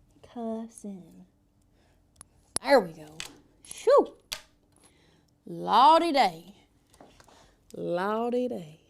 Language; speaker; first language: English; native; English